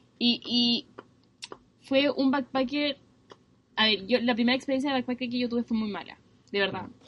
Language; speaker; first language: Spanish; native; Spanish